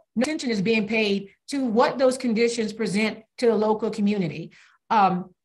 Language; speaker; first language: English; native; English